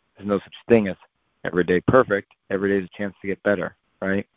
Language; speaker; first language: English; native; English